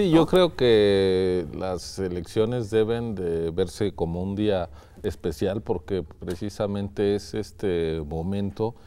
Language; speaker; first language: Spanish; native; Spanish